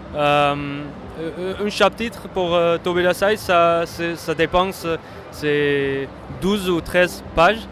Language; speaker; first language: French; non-native, fluent; Dutch